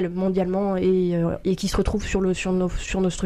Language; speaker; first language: French; native; French